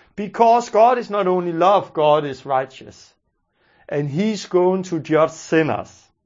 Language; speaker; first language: English; non-native, fluent; Danish